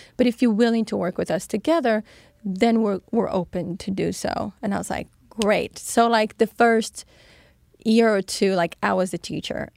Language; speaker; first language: English; non-native, fluent; Portuguese